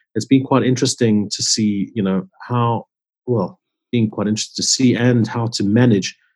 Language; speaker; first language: English; native; English